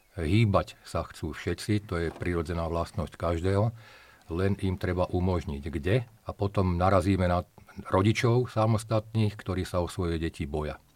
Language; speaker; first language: Slovak; native; Slovak